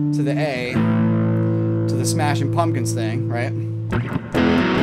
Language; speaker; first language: English; native; English